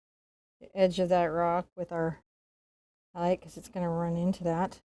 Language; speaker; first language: English; native; English